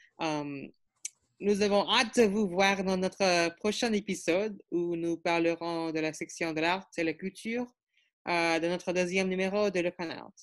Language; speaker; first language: French; non-native, learner; English